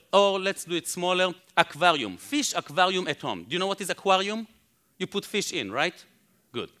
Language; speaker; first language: English; non-native, fluent; Hebrew